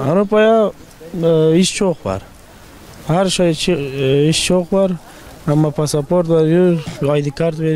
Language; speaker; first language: Turkish; non-native, learner; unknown